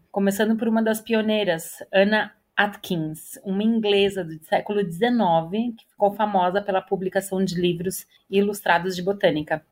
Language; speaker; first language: Portuguese; native; Portuguese